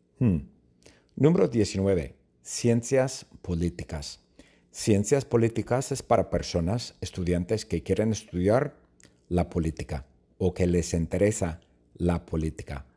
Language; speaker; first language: Spanish; non-native, fluent; English